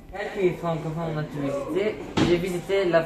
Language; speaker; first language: French; non-native, fluent; Turkish